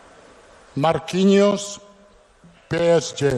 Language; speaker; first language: Portuguese; non-native, fluent; Italian